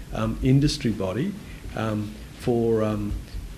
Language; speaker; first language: English; native; English